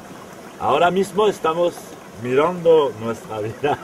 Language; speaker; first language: Spanish; non-native, fluent; French